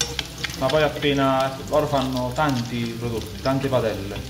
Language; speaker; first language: Italian; native; Italian